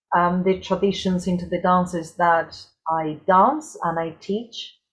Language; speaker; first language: English; non-native, fluent; Spanish